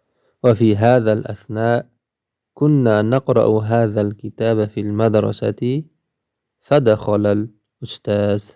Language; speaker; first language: Arabic; non-native, fluent; Uzbek